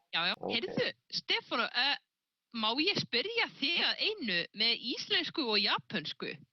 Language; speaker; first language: Icelandic; native; Icelandic